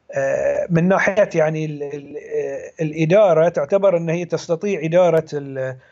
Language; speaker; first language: Arabic; native; Arabic